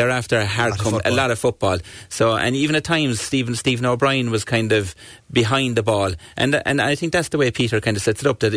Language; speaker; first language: English; native; English